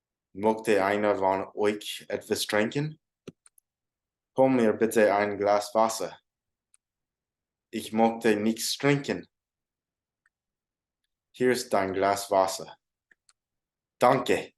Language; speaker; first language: German; non-native, learner; English